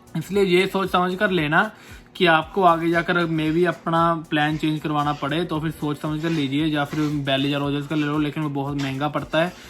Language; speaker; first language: Hindi; non-native, local second language; Punjabi